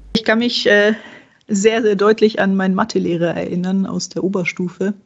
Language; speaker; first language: German; early bilingual, other home language; Czech